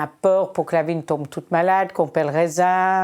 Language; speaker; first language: French; native; French